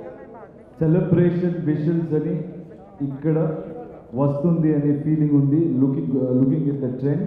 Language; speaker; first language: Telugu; non-native, learner; Kannada